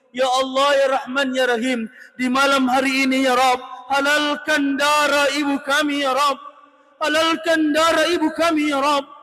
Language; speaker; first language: Malay; non-native, local second language; Buginese